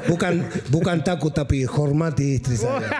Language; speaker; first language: Indonesian; non-native, fluent; Spanish